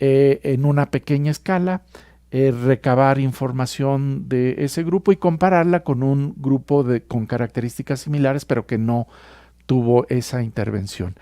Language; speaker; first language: Spanish; native; Spanish